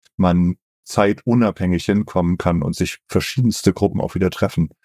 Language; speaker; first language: German; native; German